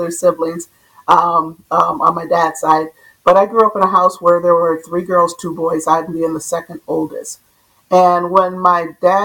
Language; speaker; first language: English; native; English